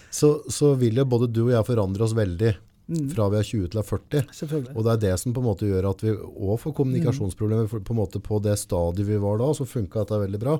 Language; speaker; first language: Norwegian; native; Norwegian